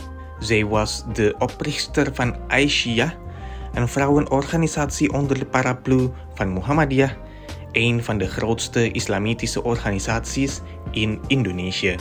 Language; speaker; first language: Dutch; non-native, fluent; Indonesian